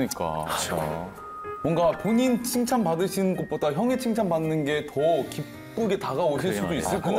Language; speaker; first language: Korean; native; Korean